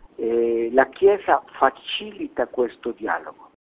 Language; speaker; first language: Italian; early bilingual, heritage; Spanish